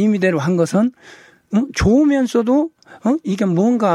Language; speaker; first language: Korean; native; Korean